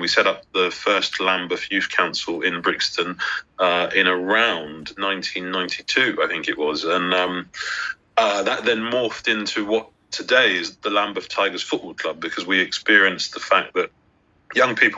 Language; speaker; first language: English; native; English